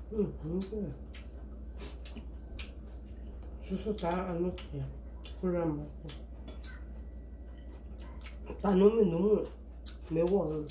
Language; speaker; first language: Korean; non-native, learner; Filipino